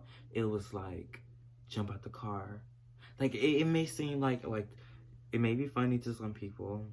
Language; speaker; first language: English; native; English